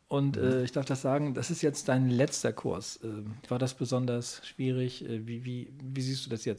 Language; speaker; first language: German; native; German